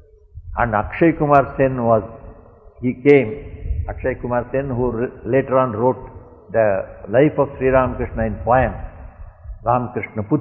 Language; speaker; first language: English; non-native, local second language; Tamil